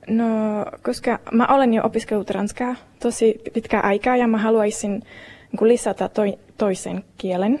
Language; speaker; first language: Finnish; non-native, learner; Estonian